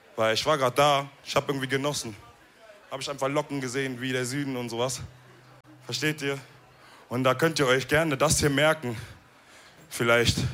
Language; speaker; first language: German; early bilingual, other home language; Wolof